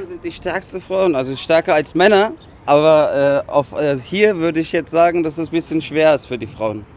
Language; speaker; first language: German; non-native, fluent; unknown